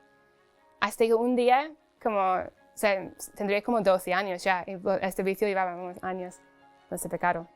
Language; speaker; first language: Spanish; non-native, fluent; English